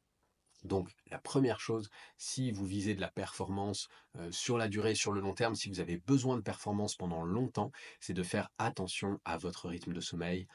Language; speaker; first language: French; native; French